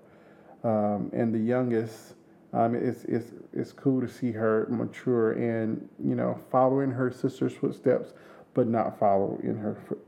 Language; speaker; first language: English; native; English